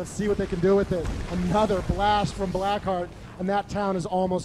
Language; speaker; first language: English; native; English